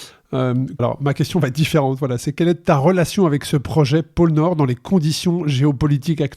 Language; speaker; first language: French; native; French